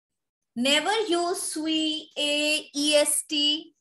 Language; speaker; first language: French; non-native, fluent; Hindi